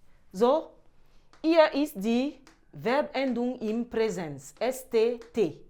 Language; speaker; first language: German; non-native, fluent; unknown